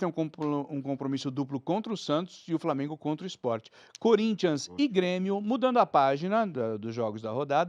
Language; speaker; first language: Portuguese; native; Portuguese